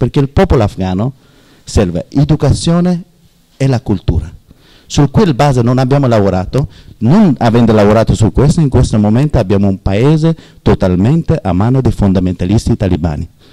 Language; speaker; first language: Italian; non-native, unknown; Persian